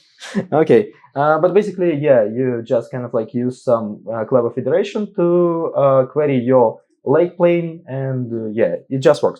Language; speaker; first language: English; non-native, fluent; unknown